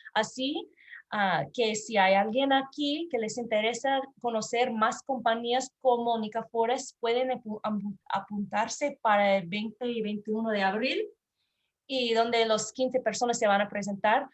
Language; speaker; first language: Spanish; non-native, learner; English